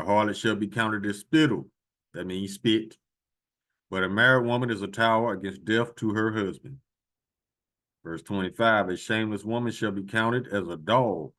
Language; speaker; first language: English; native; English